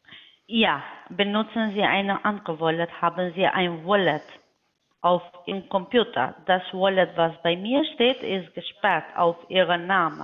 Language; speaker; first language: German; non-native, learner; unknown